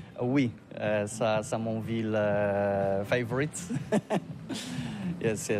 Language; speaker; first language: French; non-native, learner; Polish